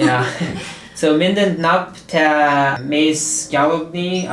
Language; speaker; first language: Hungarian; non-native, learner; English